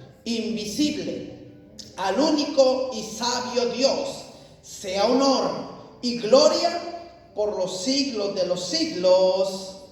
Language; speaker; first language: Spanish; native; Spanish